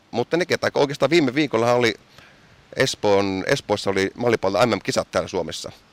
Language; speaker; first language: Finnish; early bilingual, heritage; Finnish